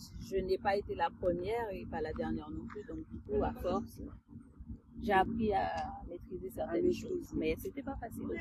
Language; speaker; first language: French; early bilingual, other home language; Haitian Creole